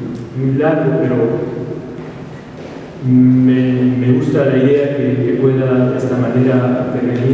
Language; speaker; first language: Spanish; non-native, fluent; French